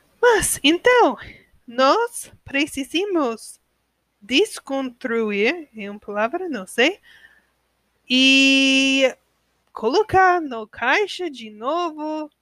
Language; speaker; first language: Portuguese; non-native, learner; English